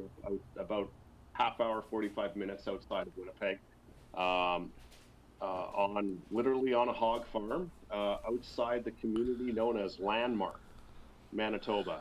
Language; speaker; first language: English; native; English